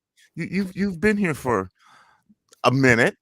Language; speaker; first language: English; native; English